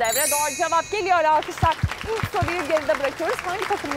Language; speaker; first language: Turkish; native; Turkish